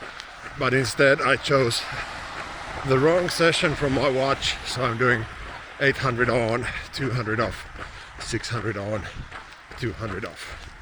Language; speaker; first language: English; non-native, fluent; Finnish